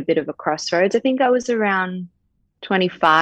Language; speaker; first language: English; native; English